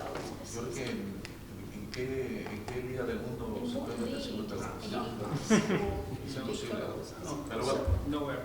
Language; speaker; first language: Spanish; native; Spanish